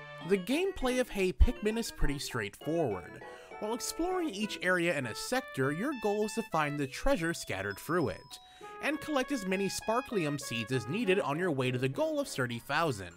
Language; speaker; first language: English; native; English